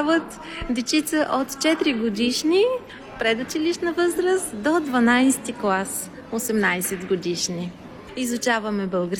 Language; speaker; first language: Bulgarian; native; Bulgarian